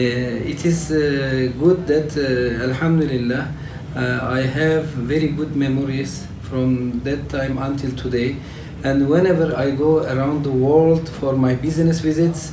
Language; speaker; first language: English; non-native, fluent; Turkish